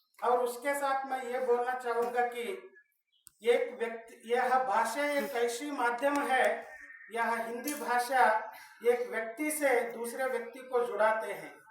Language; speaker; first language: Hindi; non-native, local second language; Kannada